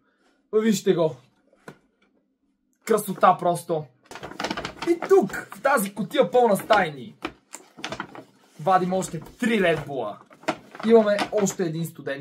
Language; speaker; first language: Bulgarian; native; Bulgarian